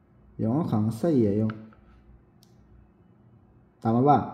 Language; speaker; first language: Korean; non-native, fluent; Filipino